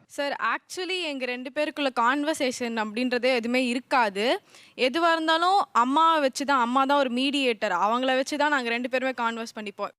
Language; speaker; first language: Tamil; non-native, local second language; Telugu